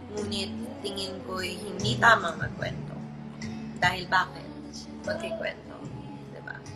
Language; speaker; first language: Filipino; native; Filipino